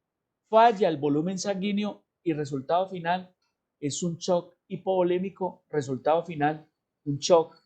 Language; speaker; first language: Spanish; native; Spanish